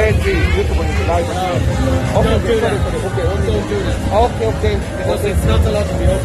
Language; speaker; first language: English; non-native, learner; Korean